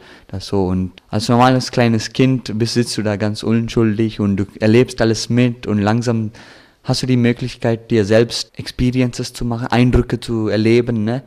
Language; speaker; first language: German; early bilingual, heritage; German